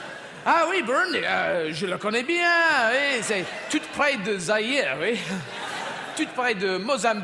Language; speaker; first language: French; non-native, learner; English